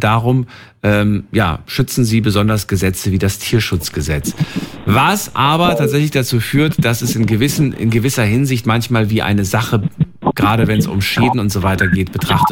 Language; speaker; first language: German; native; German